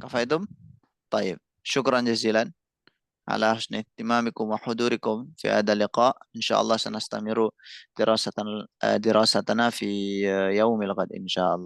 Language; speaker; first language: Arabic; non-native, fluent; Indonesian